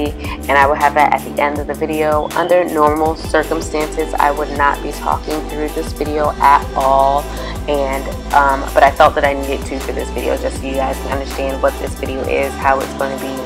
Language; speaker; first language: English; native; English